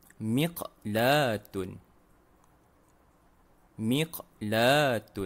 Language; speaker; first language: Arabic; non-native, fluent; Malay